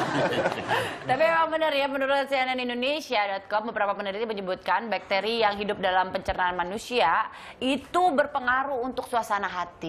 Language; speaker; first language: Indonesian; native; Indonesian